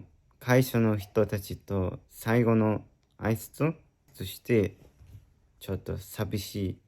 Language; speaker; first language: Japanese; non-native, learner; Mongolian